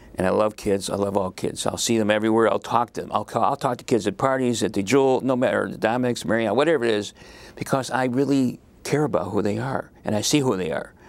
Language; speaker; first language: English; native; English